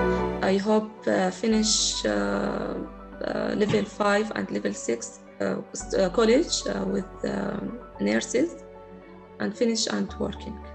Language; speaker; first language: English; non-native, learner; Arabic